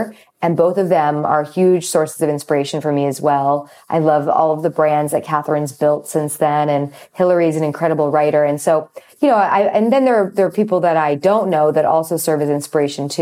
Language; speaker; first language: English; native; English